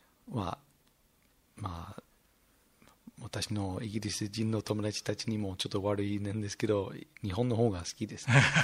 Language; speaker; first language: Japanese; non-native, fluent; English